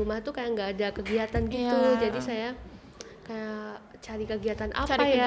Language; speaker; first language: Indonesian; native; Indonesian